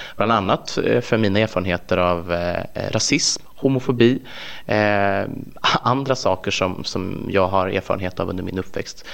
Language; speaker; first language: Swedish; native; Swedish